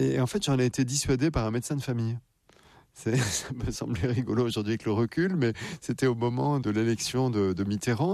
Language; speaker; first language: French; native; French